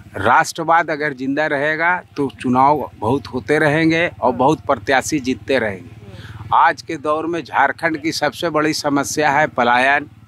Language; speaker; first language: Hindi; native; Hindi